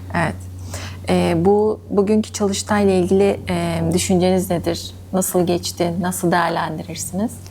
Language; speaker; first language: Turkish; native; Turkish